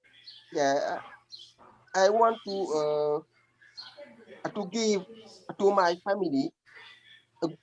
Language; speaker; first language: English; non-native, learner; French